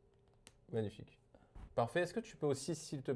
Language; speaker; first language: French; native; French